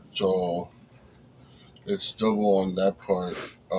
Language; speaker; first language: English; early bilingual, other home language; Spanish